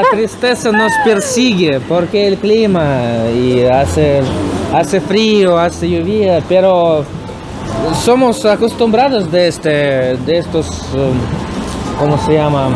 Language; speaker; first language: Spanish; non-native, learner; Russian